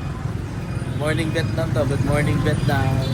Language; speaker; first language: English; non-native, fluent; Filipino